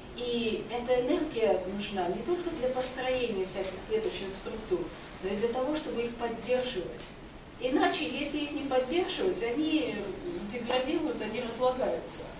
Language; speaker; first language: Russian; non-native, local second language; Georgian